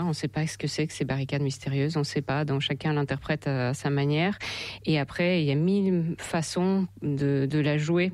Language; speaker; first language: French; non-native, fluent; Russian